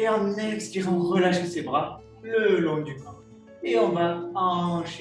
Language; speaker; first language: French; native; French